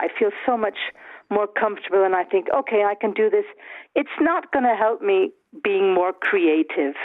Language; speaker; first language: English; early bilingual, other home language; German